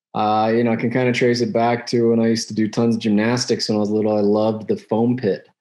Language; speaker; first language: English; native; English